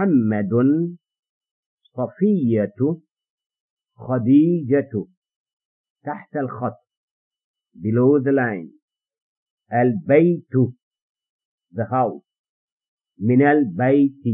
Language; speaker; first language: Arabic; non-native, fluent; English